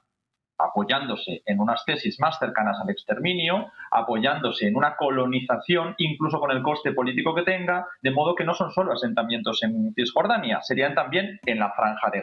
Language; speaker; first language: Spanish; native; Spanish